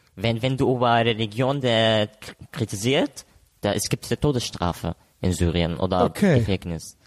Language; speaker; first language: German; non-native, fluent; Arabic